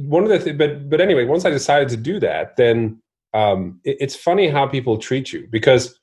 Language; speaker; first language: English; non-native, fluent; Norwegian